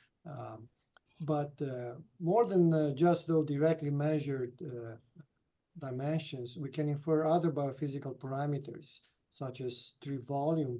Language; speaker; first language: English; non-native, fluent; Romanian